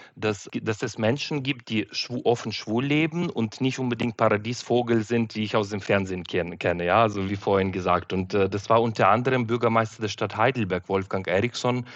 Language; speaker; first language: German; non-native, fluent; Ukrainian